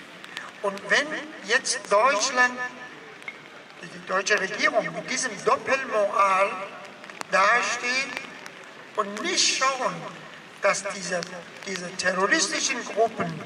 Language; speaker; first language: German; non-native, fluent; Persian